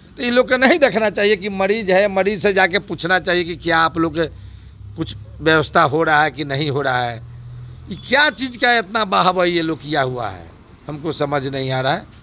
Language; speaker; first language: Hindi; native; Hindi